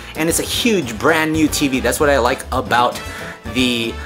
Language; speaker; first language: English; native; English